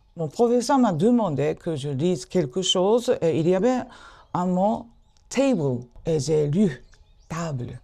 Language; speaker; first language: French; non-native, fluent; Japanese